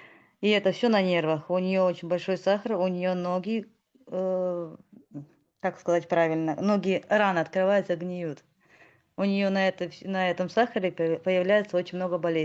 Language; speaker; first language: Russian; native; Russian